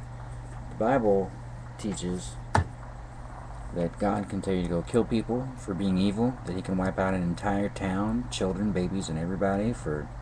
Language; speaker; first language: English; native; English